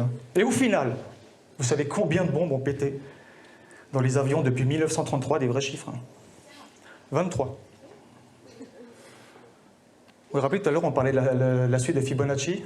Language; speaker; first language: French; native; French